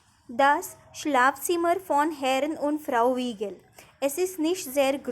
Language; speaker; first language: German; non-native, fluent; Marathi